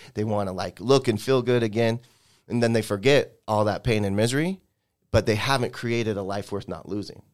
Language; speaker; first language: English; native; English